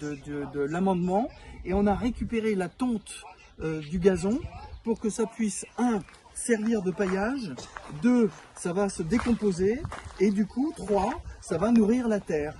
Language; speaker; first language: French; native; French